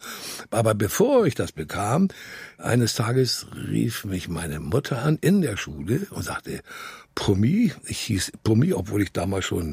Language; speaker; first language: German; native; German